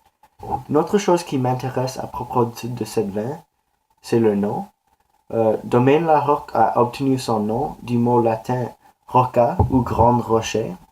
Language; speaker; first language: French; non-native, learner; English